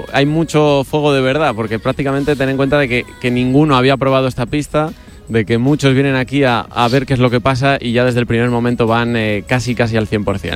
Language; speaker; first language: Spanish; native; Spanish